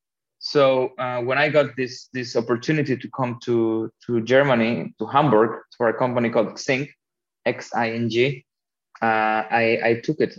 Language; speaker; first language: English; non-native, fluent; Spanish